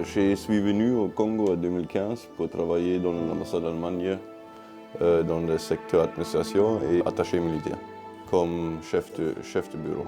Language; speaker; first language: French; non-native, fluent; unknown